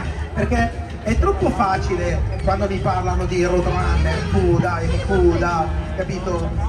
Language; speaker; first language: Italian; native; Italian